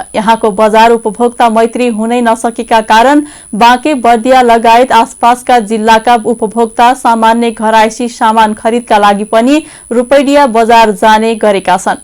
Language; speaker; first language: Nepali; native; Nepali